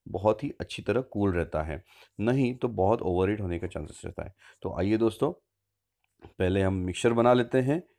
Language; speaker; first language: Hindi; non-native, local second language; Marathi